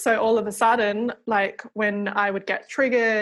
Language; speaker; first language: English; native; English